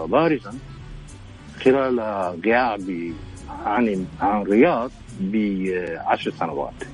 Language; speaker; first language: Arabic; non-native, fluent; Japanese